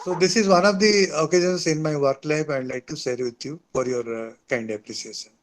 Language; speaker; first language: English; non-native, local second language; Odia